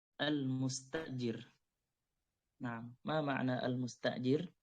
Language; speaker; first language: Arabic; non-native, fluent; Indonesian